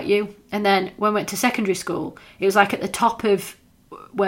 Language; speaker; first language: English; native; English